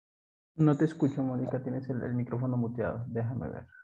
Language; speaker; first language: Spanish; native; Spanish